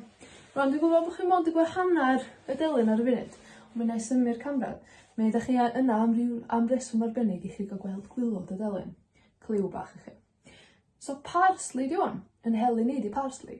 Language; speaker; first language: Welsh; native; Welsh